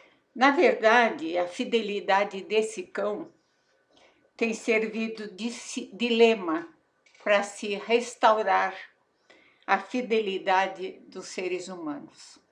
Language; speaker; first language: Portuguese; native; Portuguese